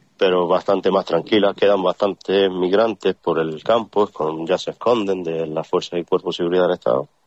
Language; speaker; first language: Spanish; native; Spanish